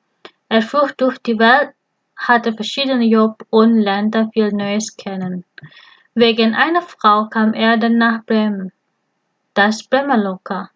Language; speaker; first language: German; non-native, fluent; Indonesian